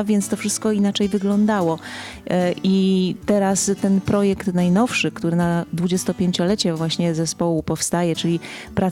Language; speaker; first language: Polish; native; Polish